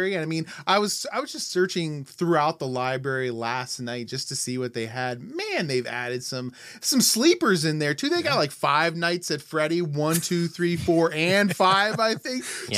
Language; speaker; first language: English; native; English